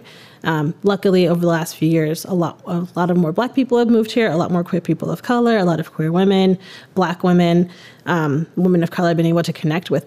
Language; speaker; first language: English; native; English